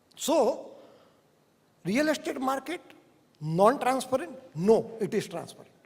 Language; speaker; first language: English; non-native, local second language; Hindi